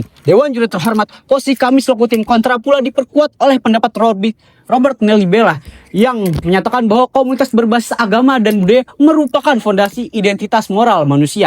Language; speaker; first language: Indonesian; native; Indonesian